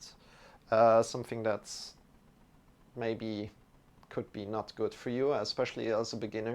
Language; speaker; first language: English; non-native, fluent; German